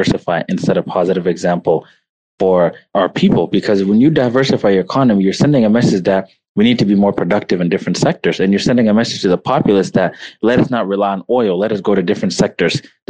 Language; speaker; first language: English; native; English